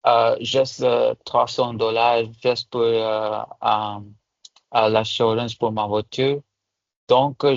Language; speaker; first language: French; non-native, learner; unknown